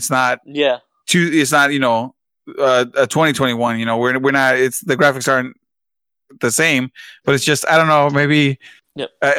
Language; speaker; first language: English; early bilingual, other home language; Spanish